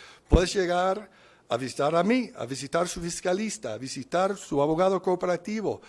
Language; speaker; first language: Spanish; non-native, fluent; English